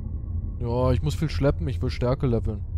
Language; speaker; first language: German; native; German